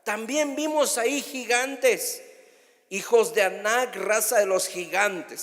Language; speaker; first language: Spanish; native; Spanish